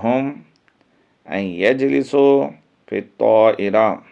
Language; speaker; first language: Arabic; non-native, fluent; Urdu